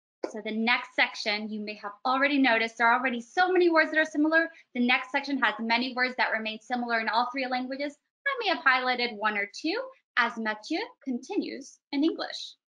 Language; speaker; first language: English; native; English